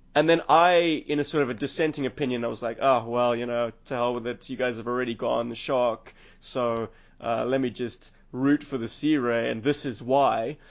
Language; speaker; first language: English; native; English